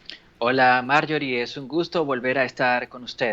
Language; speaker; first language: Spanish; native; Spanish